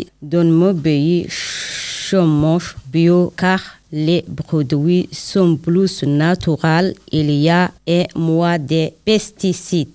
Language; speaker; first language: French; non-native, learner; Somali